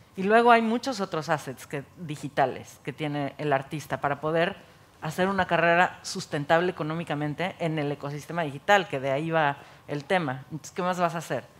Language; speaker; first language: Spanish; native; Spanish